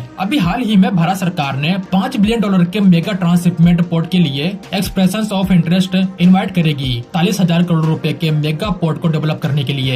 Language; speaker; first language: Hindi; native; Hindi